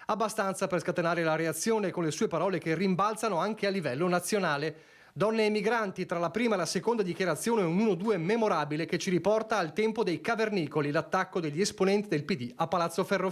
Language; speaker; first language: Italian; native; Italian